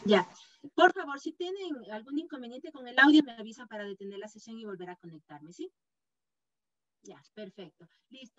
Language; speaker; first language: Spanish; native; Spanish